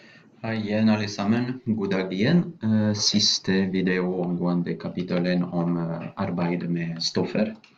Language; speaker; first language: Norwegian; non-native, fluent; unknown